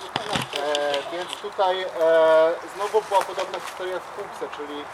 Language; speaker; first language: Polish; native; Polish